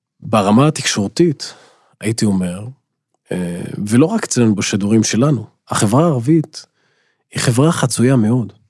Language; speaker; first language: Hebrew; non-native, local second language; Arabic